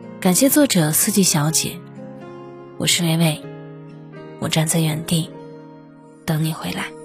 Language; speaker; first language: Chinese; native; Chinese